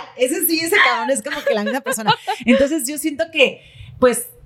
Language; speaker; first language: Spanish; native; Spanish